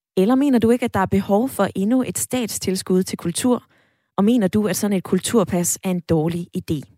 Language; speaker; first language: Danish; native; Danish